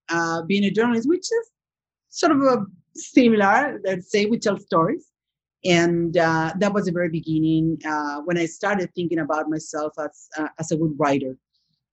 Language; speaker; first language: English; non-native, fluent; Spanish